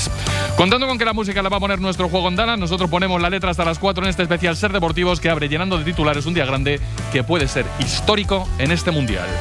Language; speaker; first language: Spanish; native; Spanish